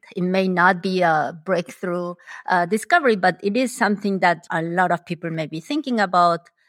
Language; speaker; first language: English; non-native, fluent; Spanish